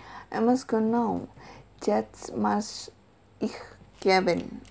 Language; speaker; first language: German; non-native, learner; Indonesian